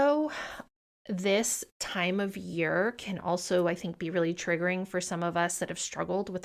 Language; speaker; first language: English; native; English